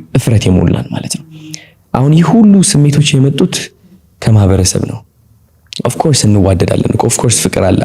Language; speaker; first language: Amharic; non-native, local second language; Tigrinya